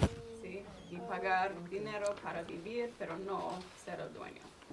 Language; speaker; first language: Spanish; non-native, fluent; English